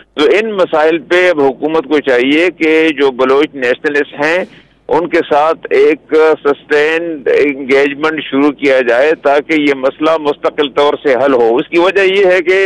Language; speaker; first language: Urdu; non-native, local second language; Pashto